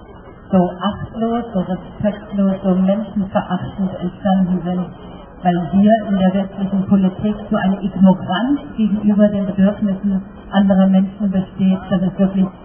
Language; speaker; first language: German; native; German